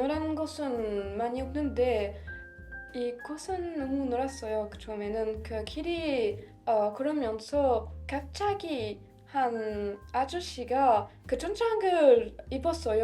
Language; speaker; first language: Korean; non-native, learner; French